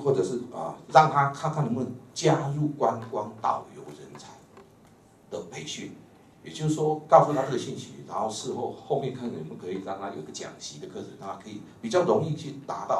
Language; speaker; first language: Chinese; native; Chinese